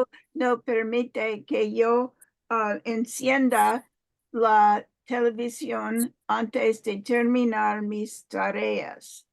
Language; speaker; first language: Spanish; non-native, learner; English